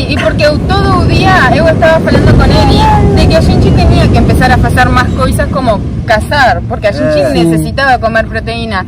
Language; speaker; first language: Portuguese; non-native, learner; Spanish